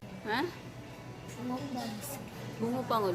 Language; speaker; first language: Korean; non-native, fluent; Filipino